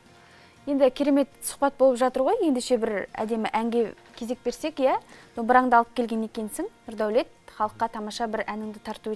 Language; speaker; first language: Kazakh; native; Kazakh